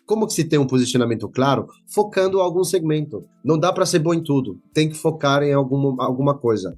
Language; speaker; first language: Portuguese; non-native, fluent; French